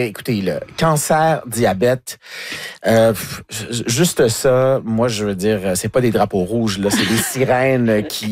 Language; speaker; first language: French; native; French